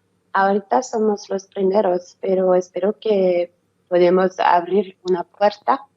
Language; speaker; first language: Spanish; non-native, learner; French